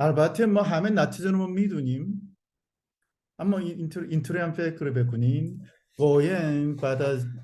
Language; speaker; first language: Persian; non-native, learner; Korean